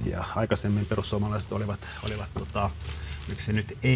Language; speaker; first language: Finnish; native; Finnish